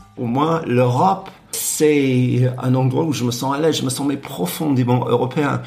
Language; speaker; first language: French; non-native, fluent; English